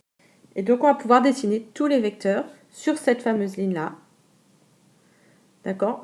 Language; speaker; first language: French; native; French